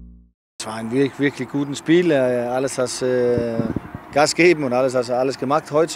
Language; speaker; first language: German; non-native, fluent; Danish